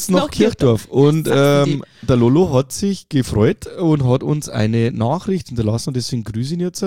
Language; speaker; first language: German; native; German